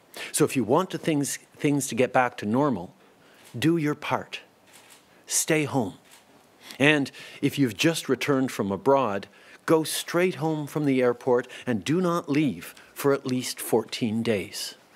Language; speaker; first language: English; native; English